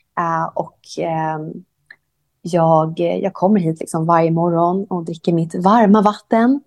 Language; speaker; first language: Swedish; native; Swedish